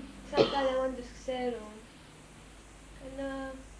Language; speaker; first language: Greek; early bilingual, heritage; Greek